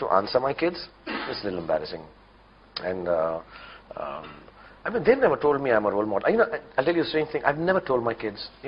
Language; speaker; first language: English; non-native, local second language; Hindi